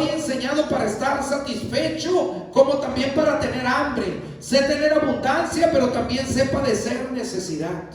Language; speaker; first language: Spanish; native; Spanish